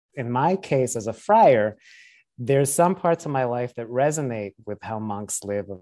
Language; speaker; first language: English; early bilingual, other home language; Spanish